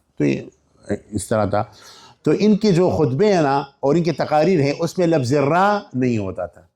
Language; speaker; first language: Urdu; non-native, local second language; Pashto